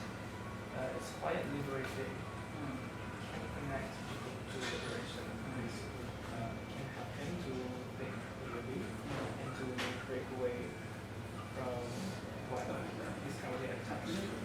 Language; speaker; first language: English; non-native, fluent; Indonesian